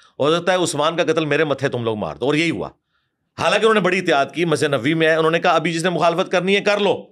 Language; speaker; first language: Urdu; non-native, local second language; Punjabi